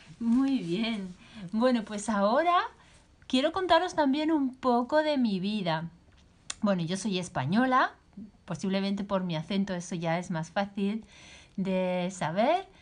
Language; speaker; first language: Spanish; native; Spanish